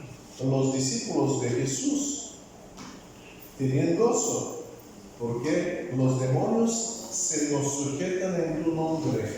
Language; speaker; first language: Spanish; non-native, fluent; Bulgarian